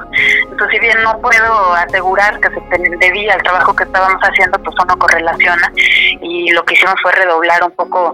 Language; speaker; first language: Spanish; native; Spanish